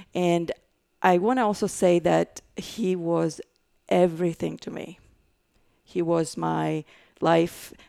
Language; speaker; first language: English; non-native, fluent; Greek